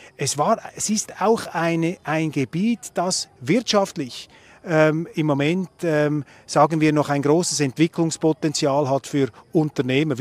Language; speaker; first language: German; native; German